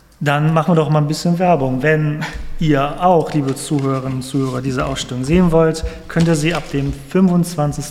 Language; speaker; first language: German; native; German